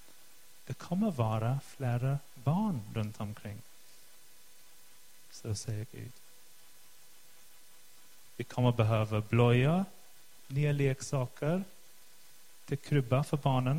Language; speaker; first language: Swedish; non-native, fluent; English